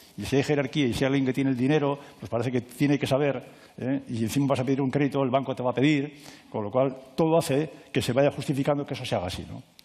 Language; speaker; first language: Spanish; native; Spanish